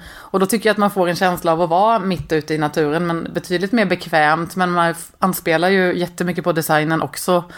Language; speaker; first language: Swedish; native; Swedish